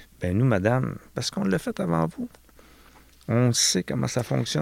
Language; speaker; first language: French; native; French